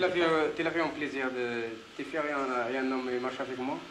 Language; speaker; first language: French; non-native, local second language; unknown